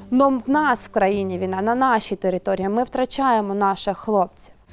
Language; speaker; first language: Ukrainian; native; Ukrainian